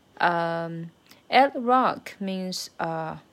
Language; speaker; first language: English; non-native, learner; Chinese